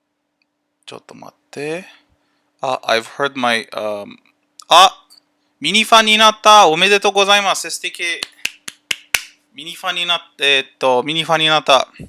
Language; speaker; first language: Japanese; non-native, learner; English